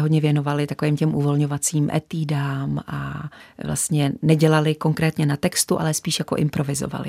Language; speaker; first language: Czech; native; Czech